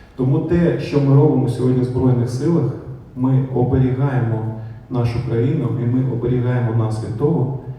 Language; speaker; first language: Ukrainian; non-native, local second language; Russian